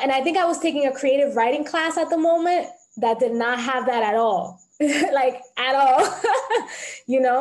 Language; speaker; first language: English; early bilingual, other home language; Spanish